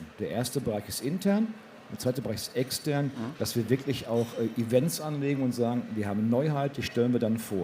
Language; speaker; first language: German; native; German